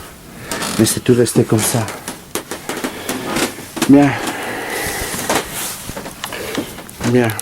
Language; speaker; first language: French; non-native, learner; Italian